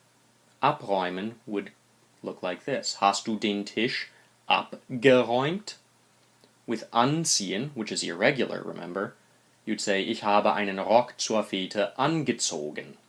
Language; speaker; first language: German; non-native, fluent; English